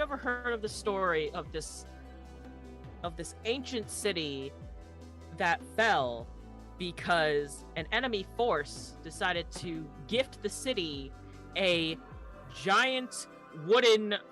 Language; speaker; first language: English; native; English